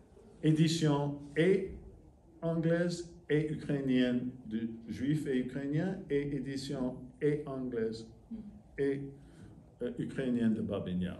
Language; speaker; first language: French; non-native, fluent; English